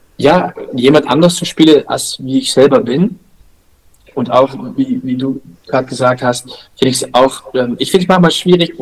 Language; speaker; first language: German; non-native, learner; Dutch